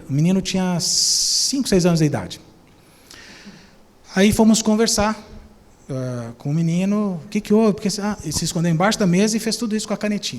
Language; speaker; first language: Portuguese; native; Portuguese